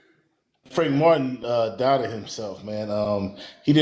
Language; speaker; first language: English; native; English